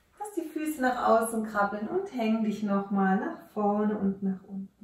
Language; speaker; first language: German; native; German